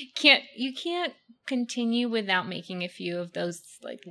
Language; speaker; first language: English; early bilingual, other home language; Russian